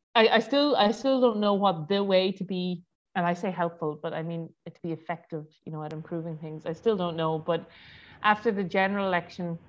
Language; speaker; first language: English; native; English